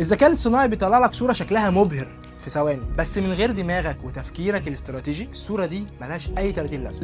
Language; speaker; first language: Arabic; native; Arabic